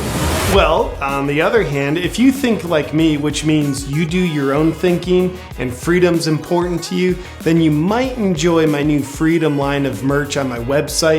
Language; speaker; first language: English; native; English